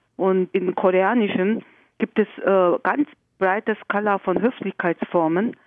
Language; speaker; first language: German; non-native, fluent; Korean